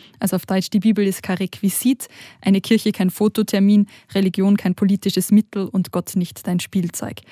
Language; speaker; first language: German; native; German